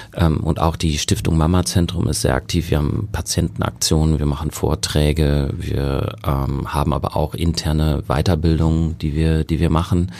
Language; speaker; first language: German; native; German